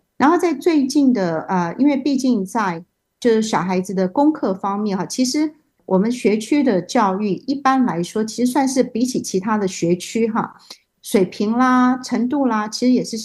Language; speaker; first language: Chinese; native; Chinese